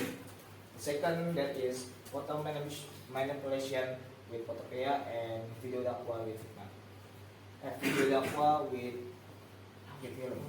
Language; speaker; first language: English; non-native, learner; Indonesian